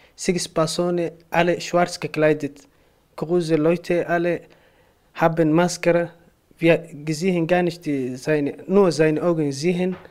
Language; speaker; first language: German; non-native, learner; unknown